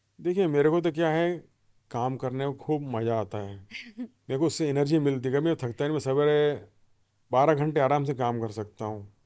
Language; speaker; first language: Hindi; native; Hindi